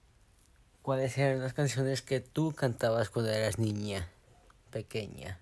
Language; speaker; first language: Spanish; early bilingual, heritage; Spanish